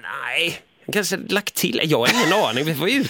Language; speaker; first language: Swedish; native; Swedish